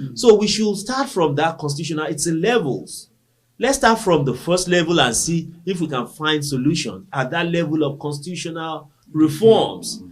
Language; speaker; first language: English; non-native, local second language; Yoruba